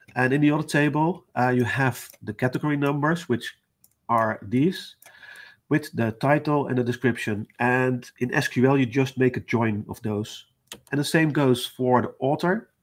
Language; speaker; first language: English; non-native, fluent; Dutch